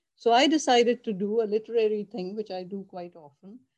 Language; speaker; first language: English; non-native, local second language; Urdu